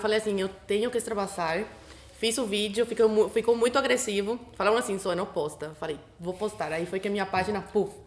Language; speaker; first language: Portuguese; early bilingual, other home language; Spanish